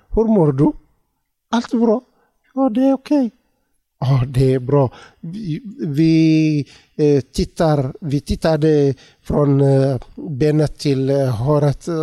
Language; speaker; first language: Swedish; non-native, learner; Tigrinya